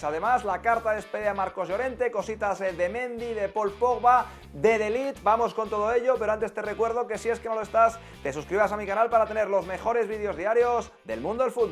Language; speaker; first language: Spanish; native; Spanish